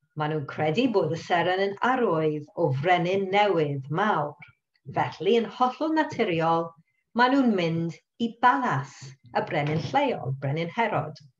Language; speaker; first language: Welsh; non-native, local second language; English